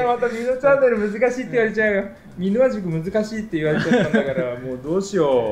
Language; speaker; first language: Japanese; native; Japanese